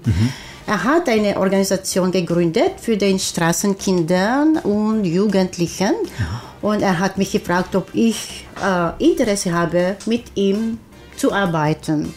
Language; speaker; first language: German; non-native, fluent; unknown